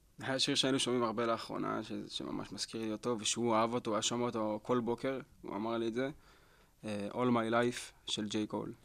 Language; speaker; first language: Hebrew; native; Hebrew